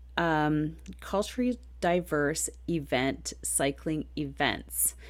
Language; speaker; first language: English; native; English